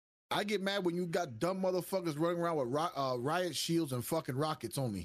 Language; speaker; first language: English; early bilingual, other home language; Spanish